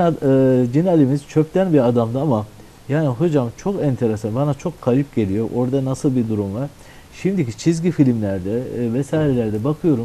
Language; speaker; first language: Turkish; native; Turkish